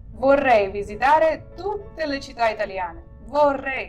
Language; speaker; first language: Italian; non-native, fluent; Ukrainian